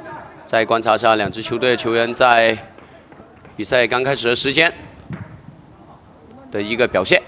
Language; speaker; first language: Chinese; native; Chinese